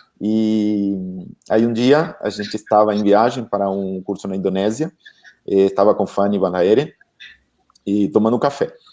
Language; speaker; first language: Portuguese; non-native, fluent; Spanish